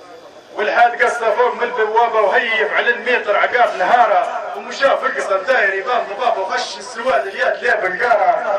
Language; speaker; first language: Arabic; native; Arabic